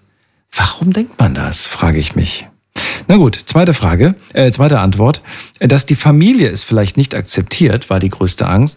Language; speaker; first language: German; native; German